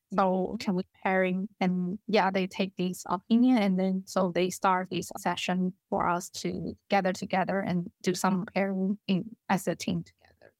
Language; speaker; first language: English; non-native, fluent; Chinese